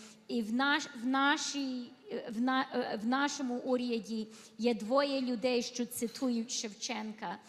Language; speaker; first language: Ukrainian; early bilingual, heritage; Ukrainian